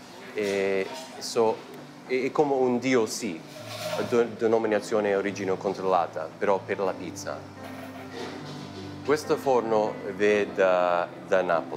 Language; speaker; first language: Italian; early bilingual, heritage; Italian